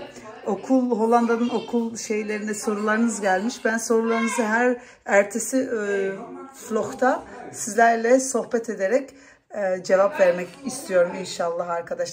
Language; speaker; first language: Turkish; early bilingual, heritage; Turkish